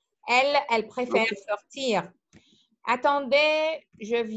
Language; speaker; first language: French; non-native, fluent; Arabic